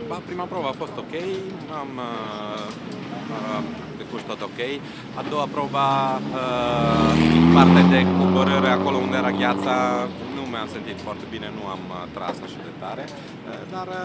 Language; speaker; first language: Romanian; non-native, fluent; Italian